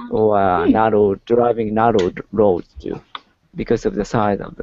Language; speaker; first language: English; non-native, learner; Japanese